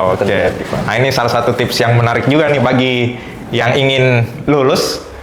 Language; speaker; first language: Indonesian; native; Indonesian